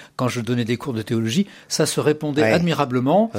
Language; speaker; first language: French; native; French